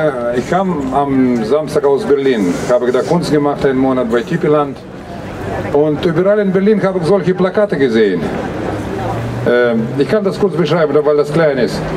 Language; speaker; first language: German; non-native, fluent; Russian